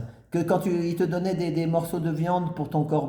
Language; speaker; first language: French; native; French